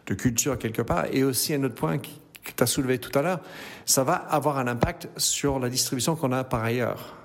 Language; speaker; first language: French; native; French